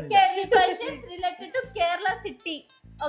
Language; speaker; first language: Malayalam; non-native, learner; Tamil